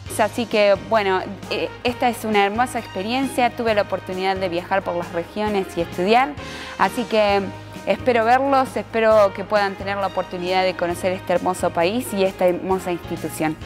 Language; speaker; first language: Spanish; native; Spanish